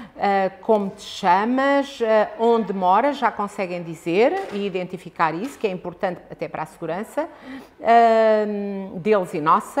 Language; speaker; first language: Portuguese; native; Portuguese